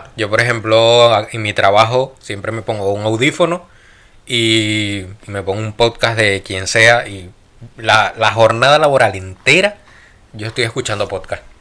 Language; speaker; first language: Spanish; native; Spanish